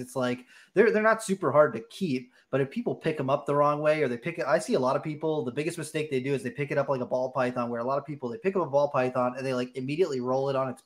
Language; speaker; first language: English; native; English